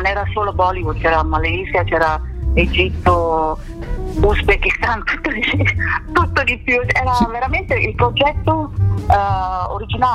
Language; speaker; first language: Italian; non-native, fluent; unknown